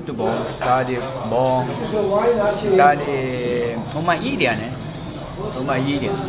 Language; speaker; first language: Portuguese; non-native, learner; Chinese